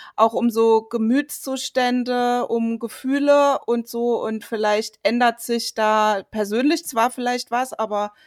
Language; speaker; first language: German; native; German